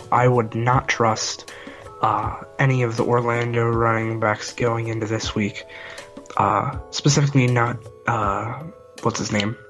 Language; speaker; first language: English; native; English